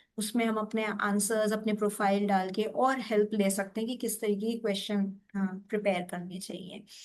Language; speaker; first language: Hindi; native; Hindi